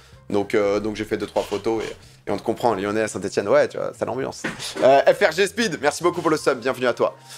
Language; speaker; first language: French; native; French